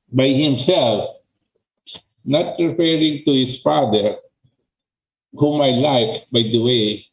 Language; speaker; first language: English; non-native, local second language; Filipino